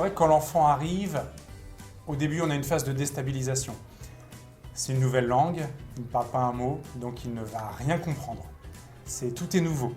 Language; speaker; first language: French; native; French